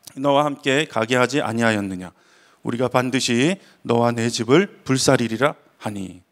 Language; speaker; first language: Korean; native; Korean